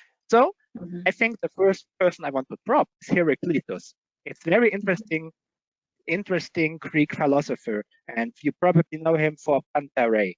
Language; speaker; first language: English; non-native, fluent; German